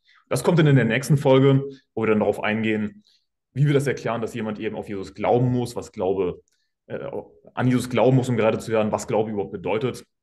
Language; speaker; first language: German; native; German